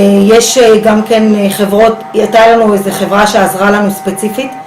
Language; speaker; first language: Hebrew; native; Hebrew